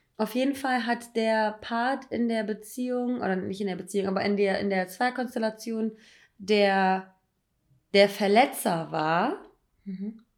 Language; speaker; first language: German; native; German